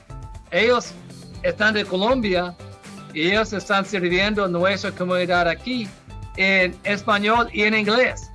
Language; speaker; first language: Spanish; non-native, fluent; English